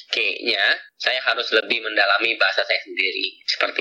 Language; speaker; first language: Indonesian; native; Indonesian